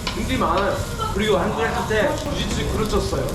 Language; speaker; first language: Korean; non-native, learner; English